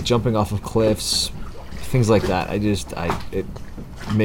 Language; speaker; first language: English; native; English